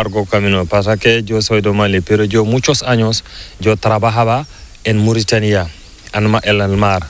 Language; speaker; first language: Spanish; non-native, learner; Fula